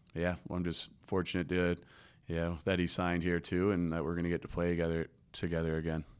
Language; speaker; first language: English; native; English